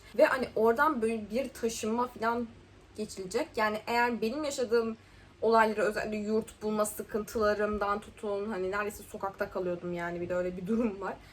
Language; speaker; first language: Turkish; native; Turkish